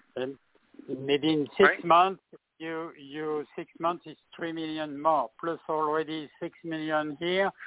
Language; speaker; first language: English; non-native, fluent; French